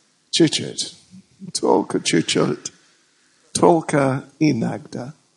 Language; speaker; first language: Russian; non-native, learner; English